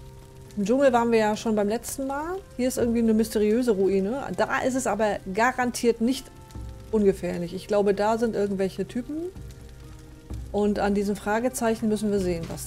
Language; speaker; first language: German; native; German